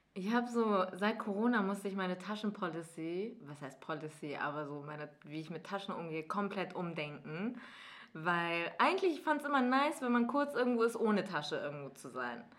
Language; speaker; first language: German; early bilingual, other home language; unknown